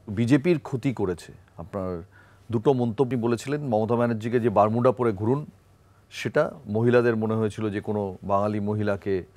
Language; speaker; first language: Bangla; native; Bangla